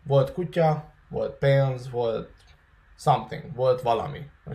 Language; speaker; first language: Hungarian; non-native, fluent; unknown